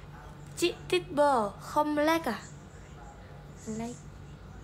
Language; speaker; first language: Vietnamese; non-native, learner; Indonesian